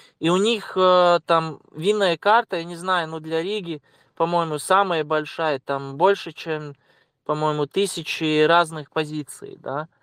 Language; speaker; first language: Russian; non-native, local second language; Latvian